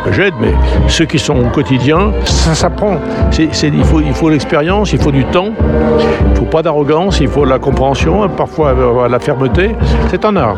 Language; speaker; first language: French; native; French